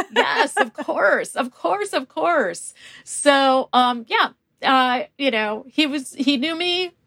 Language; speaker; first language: English; native; English